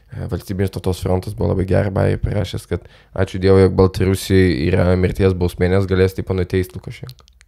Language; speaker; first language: Lithuanian; non-native, local second language; Russian